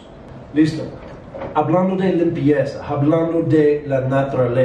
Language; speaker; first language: Spanish; non-native, learner; English